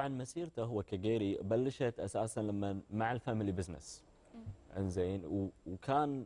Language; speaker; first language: Arabic; native; Arabic